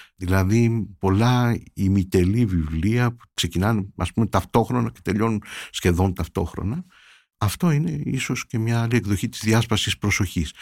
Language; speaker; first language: Greek; early bilingual, heritage; Greek